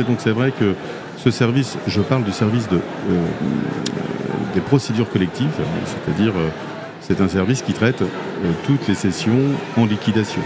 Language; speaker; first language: French; native; French